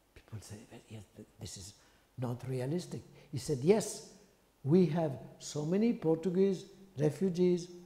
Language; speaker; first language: English; non-native, fluent; French